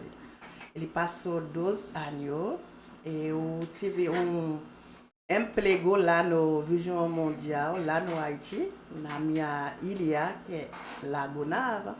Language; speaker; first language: Portuguese; non-native, learner; Haitian Creole